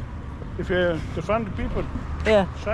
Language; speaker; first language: English; non-native, learner; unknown